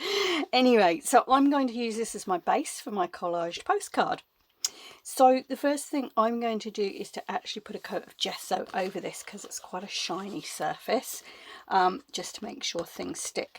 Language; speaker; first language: English; native; English